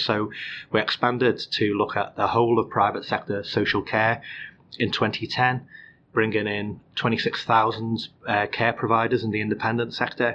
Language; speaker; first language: English; native; English